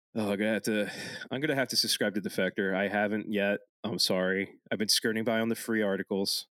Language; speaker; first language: English; early bilingual, other home language; Italian